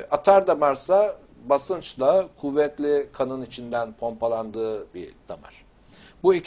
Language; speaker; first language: Turkish; native; Turkish